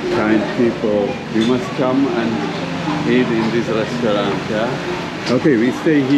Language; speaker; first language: English; non-native, learner; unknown